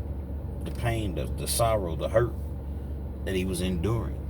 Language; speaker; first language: English; native; English